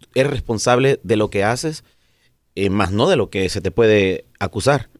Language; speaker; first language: Spanish; native; Spanish